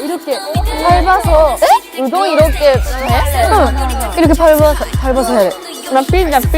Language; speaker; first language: Korean; non-native, fluent; Japanese